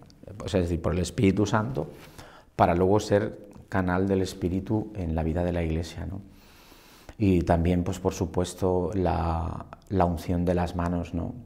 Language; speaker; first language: Spanish; native; Spanish